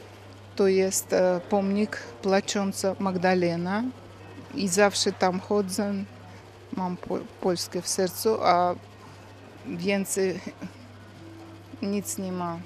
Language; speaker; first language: Polish; early bilingual, heritage; Russian